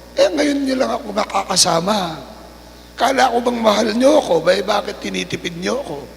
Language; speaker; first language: Filipino; non-native, local second language; Pampanga